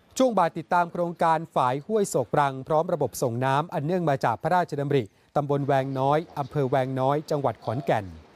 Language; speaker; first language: Thai; native; Thai